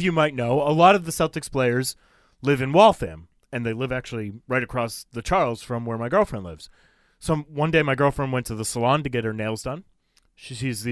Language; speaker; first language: English; native; English